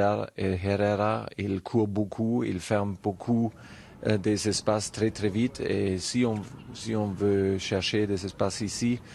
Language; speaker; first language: French; non-native, learner; German